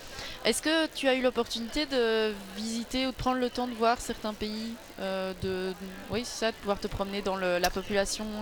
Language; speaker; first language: French; native; French